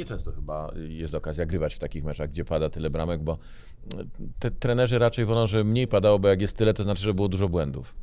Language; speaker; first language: Polish; native; Polish